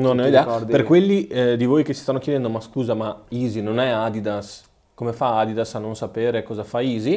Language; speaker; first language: Italian; native; Italian